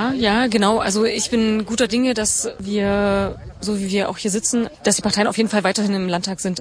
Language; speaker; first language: German; native; German